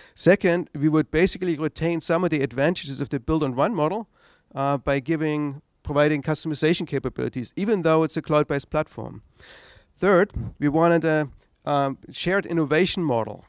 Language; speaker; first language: English; non-native, fluent; German